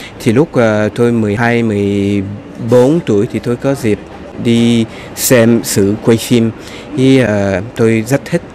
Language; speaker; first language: Vietnamese; early bilingual, heritage; Vietnamese